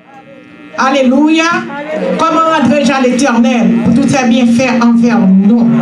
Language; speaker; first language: French; non-native, local second language; Haitian Creole